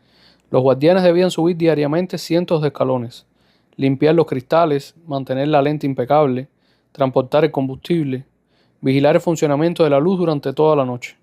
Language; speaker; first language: Spanish; native; Spanish